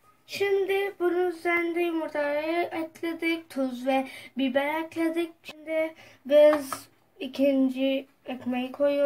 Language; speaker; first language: Turkish; non-native, learner; Urdu